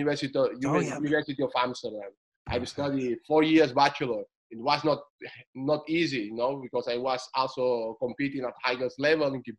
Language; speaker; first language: English; non-native, fluent; Spanish